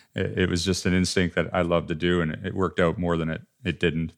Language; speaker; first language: English; native; English